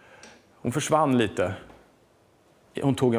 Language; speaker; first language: Swedish; native; Swedish